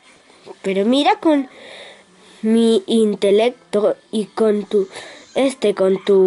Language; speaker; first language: Spanish; native; Spanish